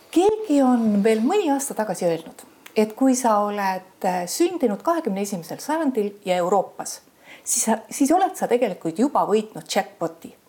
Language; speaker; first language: Estonian; native; Estonian